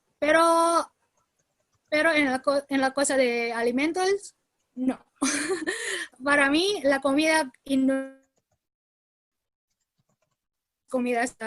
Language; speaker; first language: Spanish; non-native, learner; Indonesian